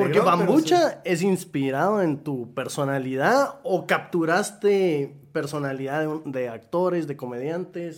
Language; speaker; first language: Spanish; native; Spanish